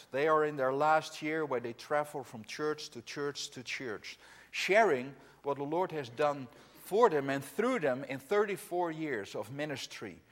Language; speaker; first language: English; non-native, fluent; Dutch